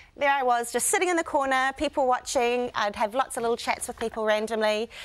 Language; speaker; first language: English; native; English